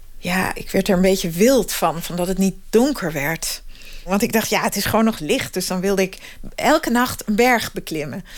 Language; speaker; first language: Dutch; non-native, fluent; Swedish